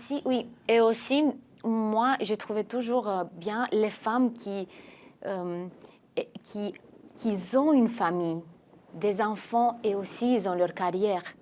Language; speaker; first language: French; non-native, fluent; Romanian